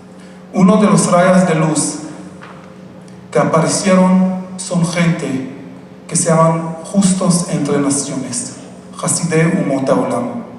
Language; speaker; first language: Spanish; non-native, fluent; Hebrew